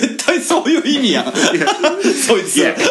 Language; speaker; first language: Japanese; native; Japanese